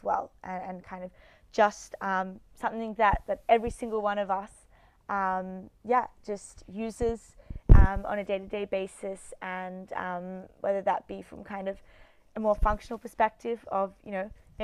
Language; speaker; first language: English; native; English